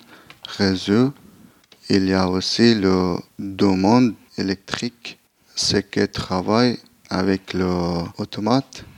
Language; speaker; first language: French; non-native, learner; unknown